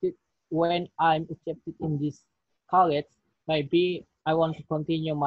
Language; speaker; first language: English; non-native, learner; Indonesian